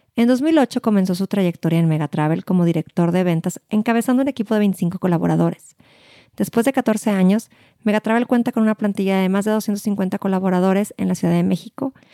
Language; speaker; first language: Spanish; native; Spanish